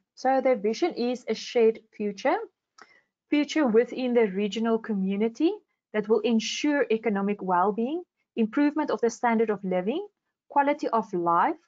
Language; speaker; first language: English; non-native, local second language; Afrikaans